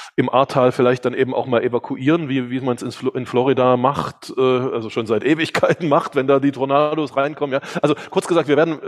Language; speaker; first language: German; early bilingual, other home language; Hungarian